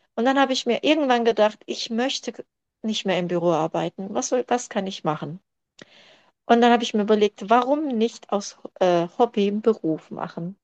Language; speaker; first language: German; early bilingual, other home language; Turkish